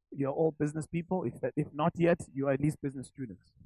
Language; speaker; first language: English; non-native, local second language; Zulu